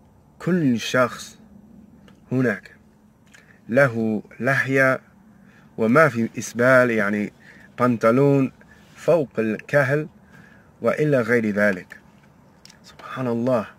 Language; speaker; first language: Arabic; non-native, learner; English